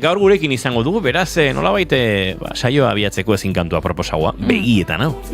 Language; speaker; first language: Basque; native; Basque